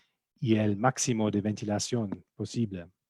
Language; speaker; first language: Spanish; non-native, fluent; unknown